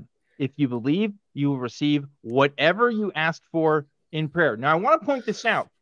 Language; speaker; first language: English; native; English